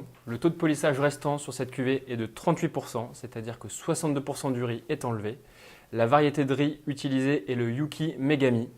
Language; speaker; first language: French; native; French